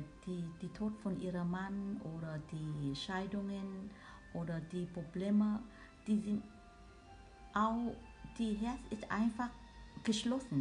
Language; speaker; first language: German; non-native, learner; Vietnamese